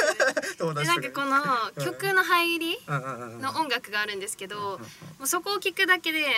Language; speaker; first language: Japanese; native; Japanese